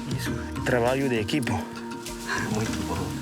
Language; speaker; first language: Portuguese; non-native, learner; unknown